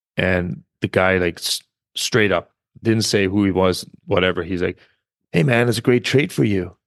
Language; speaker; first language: English; non-native, fluent; German